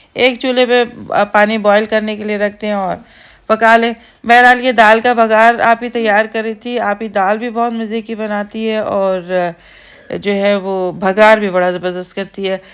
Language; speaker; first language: Urdu; native; Urdu